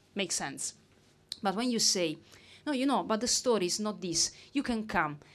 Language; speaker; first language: English; non-native, fluent; Italian